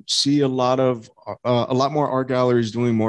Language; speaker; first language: English; native; English